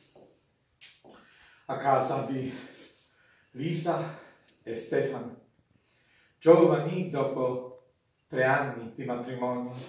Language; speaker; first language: Italian; non-native, fluent; Polish